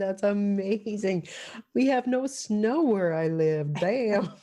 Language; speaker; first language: English; native; English